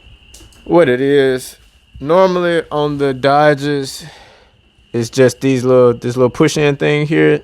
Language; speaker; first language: English; native; English